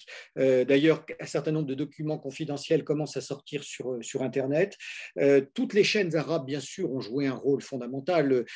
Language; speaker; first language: French; native; French